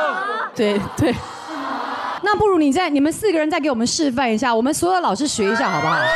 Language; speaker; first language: Chinese; native; Chinese